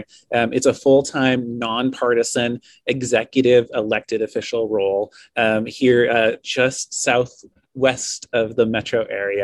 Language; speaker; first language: English; native; English